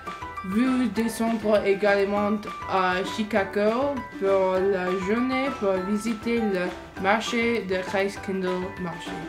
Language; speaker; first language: French; non-native, learner; English